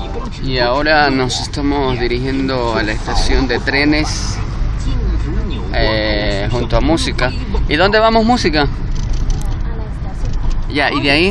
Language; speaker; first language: Spanish; native; Spanish